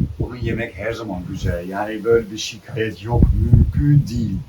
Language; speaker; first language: Turkish; non-native, fluent; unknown